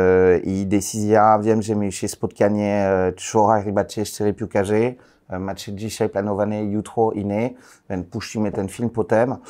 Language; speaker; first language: Polish; non-native, learner; French